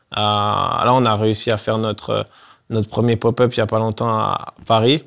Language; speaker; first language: French; native; French